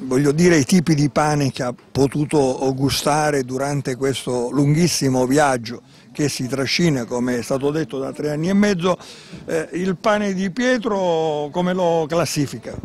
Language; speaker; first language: Italian; native; Italian